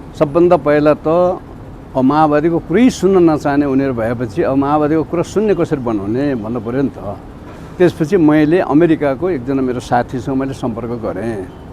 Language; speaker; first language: Nepali; native; Nepali